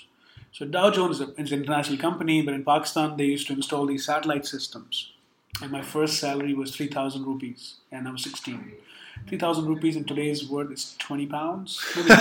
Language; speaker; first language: English; non-native, local second language; Urdu